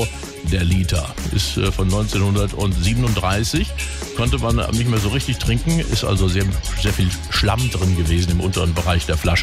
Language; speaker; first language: German; native; German